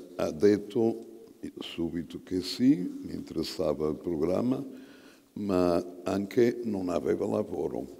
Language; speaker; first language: Italian; non-native, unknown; Portuguese